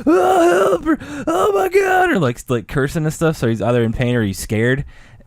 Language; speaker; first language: English; native; English